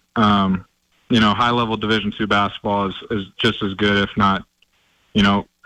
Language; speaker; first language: English; native; English